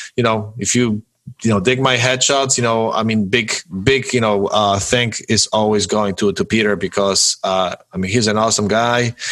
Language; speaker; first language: English; early bilingual, other home language; Polish